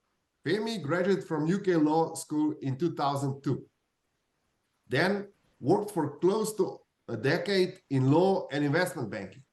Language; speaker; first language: English; non-native, fluent; Slovenian